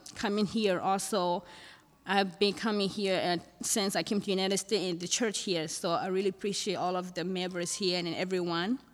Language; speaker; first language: English; non-native, fluent; Thai